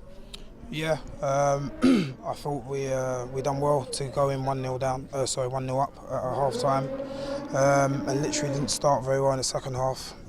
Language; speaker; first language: English; native; English